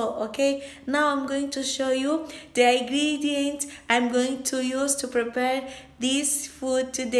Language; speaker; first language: English; non-native, learner; Portuguese